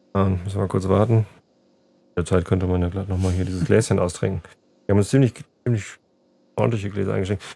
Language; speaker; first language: English; non-native, fluent; German